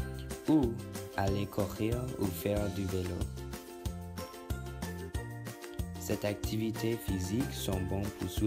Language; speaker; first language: French; non-native, learner; English